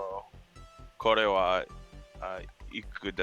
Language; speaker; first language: Japanese; non-native, learner; English